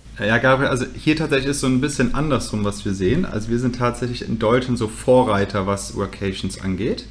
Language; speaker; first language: German; native; German